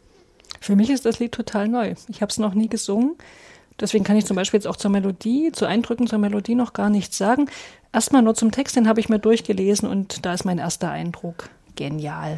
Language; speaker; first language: German; native; German